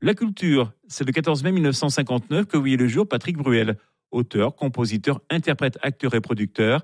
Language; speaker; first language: French; native; French